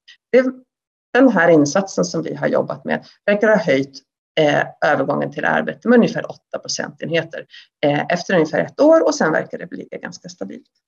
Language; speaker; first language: Swedish; native; Swedish